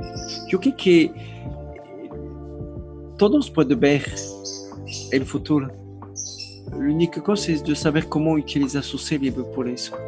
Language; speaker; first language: Spanish; non-native, learner; French